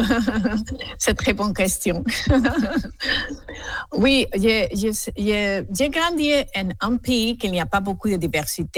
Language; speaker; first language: French; non-native, learner; Spanish